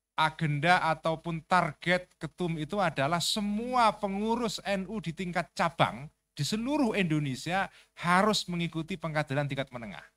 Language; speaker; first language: Indonesian; native; Indonesian